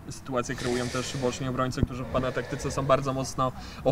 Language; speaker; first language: Polish; native; Polish